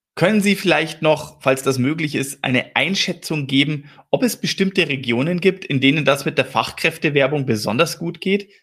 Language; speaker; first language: German; native; German